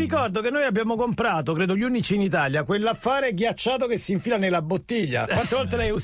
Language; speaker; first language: Italian; native; Italian